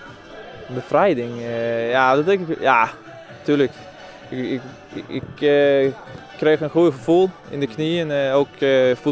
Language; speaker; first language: Dutch; non-native, learner; Swedish